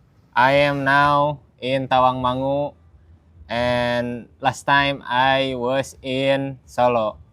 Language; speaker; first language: English; non-native, learner; Indonesian